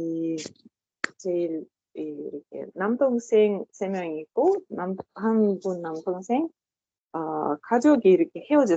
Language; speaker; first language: Korean; non-native, learner; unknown